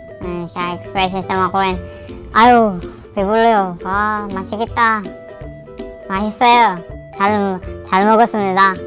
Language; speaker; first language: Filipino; non-native, local second language; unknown